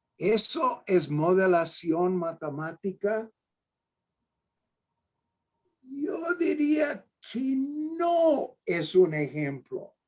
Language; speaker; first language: Spanish; non-native, fluent; English